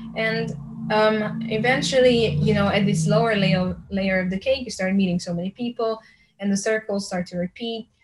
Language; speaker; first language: English; early bilingual, other home language; Slovenian